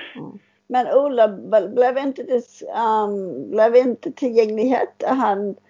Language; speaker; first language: Swedish; non-native, fluent; English